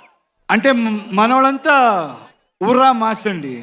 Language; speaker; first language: Telugu; non-native, local second language; Kannada